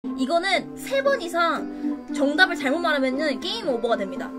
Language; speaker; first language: Korean; native; Korean